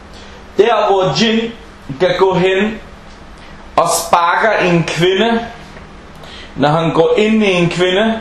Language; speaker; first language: Danish; early bilingual, other home language; Arabic